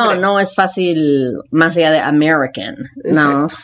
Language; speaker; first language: Spanish; non-native, fluent; English